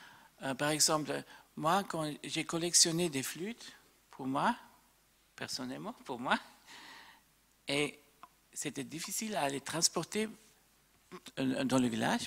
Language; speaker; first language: French; non-native, fluent; German